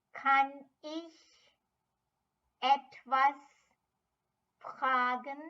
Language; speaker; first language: German; non-native, fluent; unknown